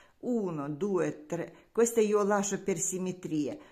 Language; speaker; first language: Italian; non-native, learner; Russian